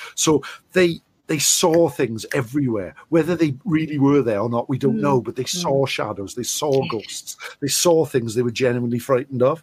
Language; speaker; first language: English; native; English